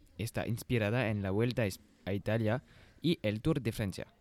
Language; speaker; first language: Spanish; non-native, learner; French